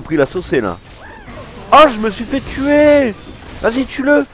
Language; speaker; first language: French; native; French